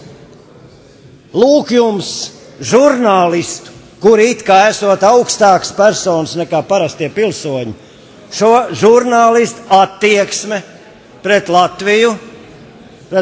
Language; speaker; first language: Latvian; native; Latvian